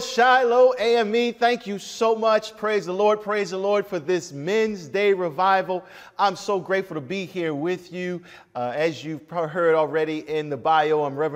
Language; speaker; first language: English; native; English